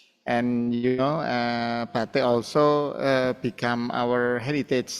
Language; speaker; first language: English; non-native, fluent; Indonesian